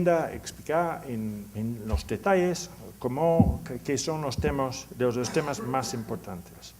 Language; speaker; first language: Spanish; non-native, learner; English